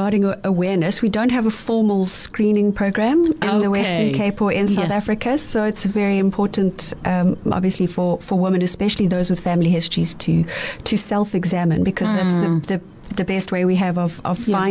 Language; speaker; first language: English; native; English